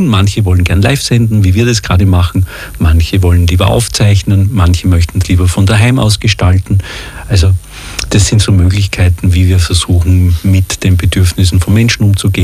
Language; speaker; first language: German; native; German